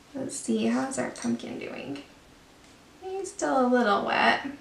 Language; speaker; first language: English; native; English